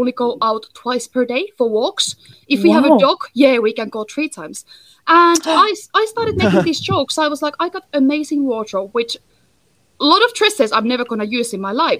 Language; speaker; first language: English; non-native, fluent; Finnish